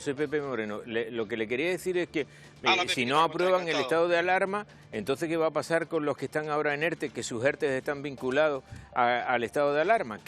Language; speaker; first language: Spanish; native; Spanish